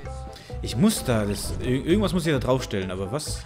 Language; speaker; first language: German; native; German